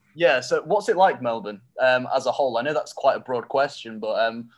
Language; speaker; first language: English; native; English